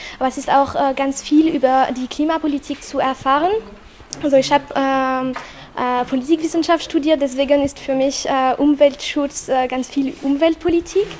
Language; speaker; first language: German; non-native, fluent; French